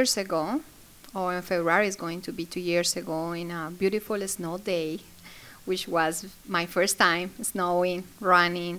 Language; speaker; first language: English; non-native, fluent; Spanish